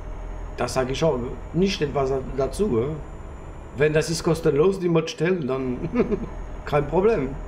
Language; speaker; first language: German; non-native, learner; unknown